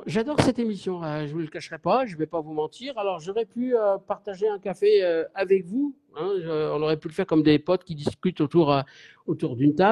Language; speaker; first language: French; native; French